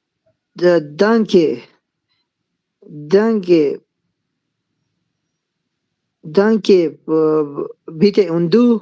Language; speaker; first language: German; non-native, learner; Urdu